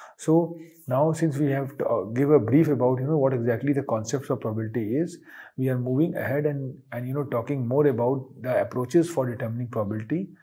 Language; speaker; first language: English; non-native, local second language; Hindi